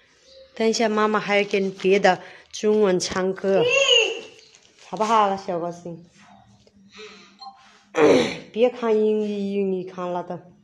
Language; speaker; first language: Chinese; non-native, learner; Nepali